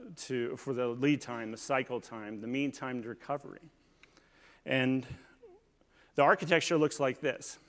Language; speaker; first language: English; native; English